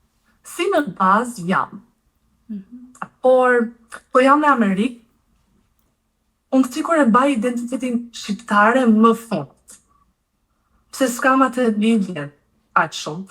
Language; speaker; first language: Albanian; early bilingual, heritage; Albanian